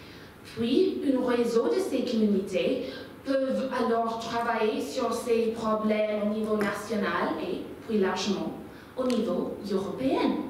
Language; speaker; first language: French; non-native, fluent; English